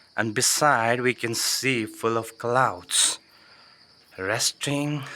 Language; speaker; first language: English; non-native, local second language; Nepali